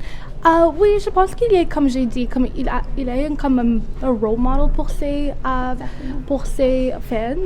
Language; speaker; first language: French; non-native, learner; English